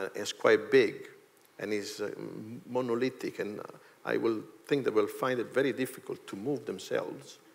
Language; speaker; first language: English; non-native, fluent; Italian